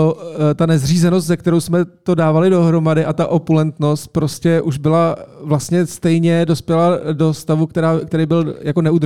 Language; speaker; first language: Czech; native; Czech